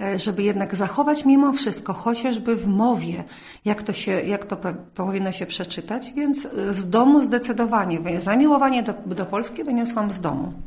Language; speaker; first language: Polish; early bilingual, heritage; Polish